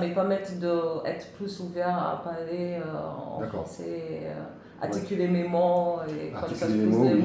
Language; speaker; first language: French; non-native, learner; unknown